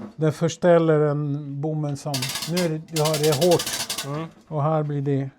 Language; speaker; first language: Swedish; early bilingual, other home language; French